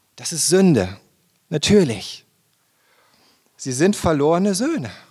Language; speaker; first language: German; native; German